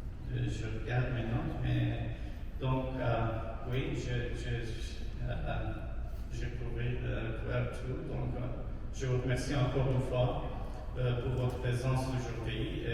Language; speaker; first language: French; non-native, fluent; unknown